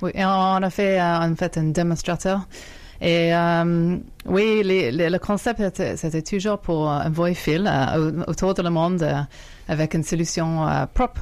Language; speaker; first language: French; non-native, fluent; English